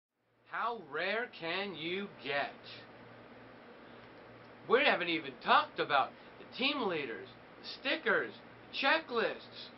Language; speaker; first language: English; native; English